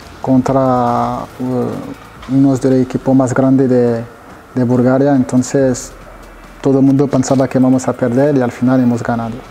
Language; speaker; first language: Spanish; non-native, fluent; French